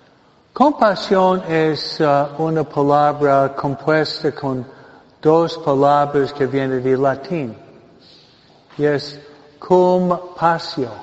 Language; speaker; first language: Spanish; non-native, fluent; English